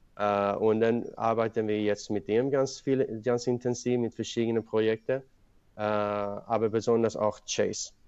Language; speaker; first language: German; non-native, learner; Swedish